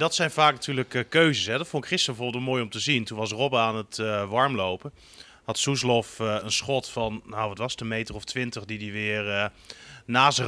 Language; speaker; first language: Dutch; native; Dutch